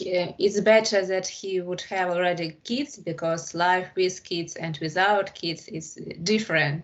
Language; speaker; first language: English; non-native, learner; Ukrainian